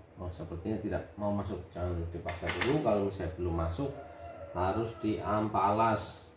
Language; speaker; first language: Indonesian; native; Indonesian